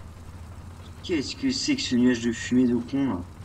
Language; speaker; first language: French; native; French